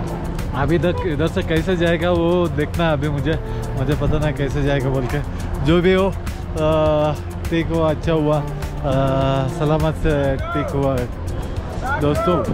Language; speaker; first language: Hindi; non-native, local second language; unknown